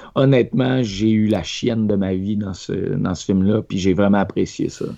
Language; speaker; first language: French; native; French